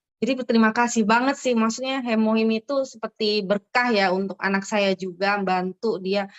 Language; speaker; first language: Indonesian; native; Indonesian